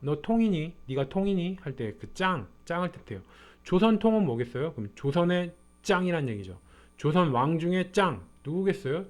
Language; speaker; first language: Korean; native; Korean